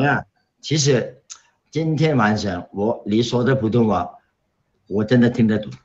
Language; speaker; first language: Chinese; non-native, local second language; Cantonese